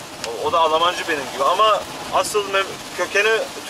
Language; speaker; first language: Turkish; early bilingual, heritage; Turkish